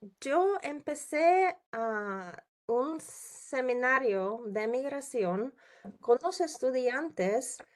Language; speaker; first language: Spanish; non-native, learner; Czech